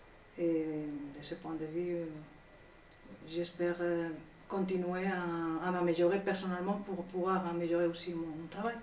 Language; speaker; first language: French; non-native, fluent; Spanish